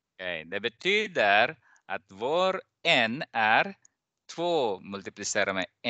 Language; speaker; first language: Swedish; non-native, fluent; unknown